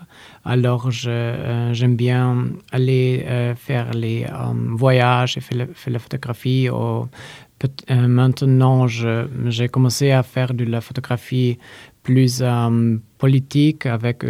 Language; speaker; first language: French; non-native, learner; Polish